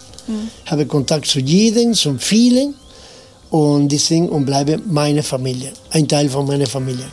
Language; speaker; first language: German; non-native, fluent; Spanish